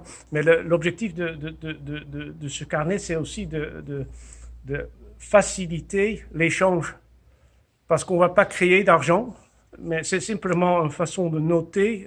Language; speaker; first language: French; non-native, fluent; Dutch